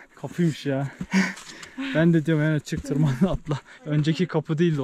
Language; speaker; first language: Turkish; native; Turkish